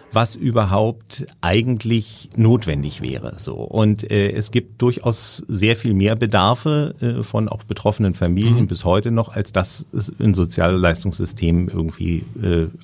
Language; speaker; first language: German; native; German